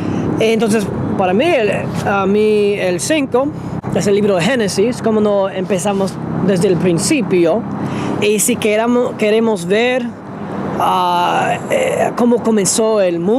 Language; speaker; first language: Spanish; non-native, fluent; English